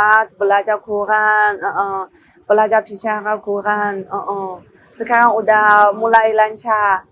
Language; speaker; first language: Indonesian; non-native, learner; Chinese